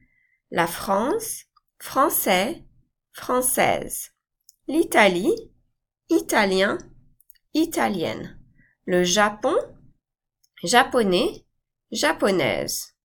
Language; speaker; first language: French; non-native, fluent; English